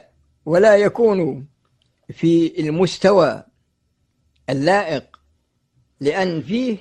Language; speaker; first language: Arabic; native; Arabic